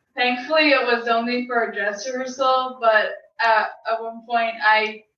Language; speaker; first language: English; native; English